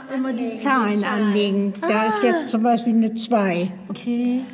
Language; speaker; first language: German; non-native, fluent; Persian